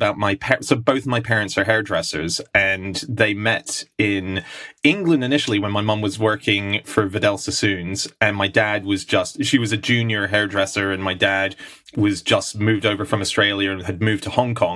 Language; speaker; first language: English; native; English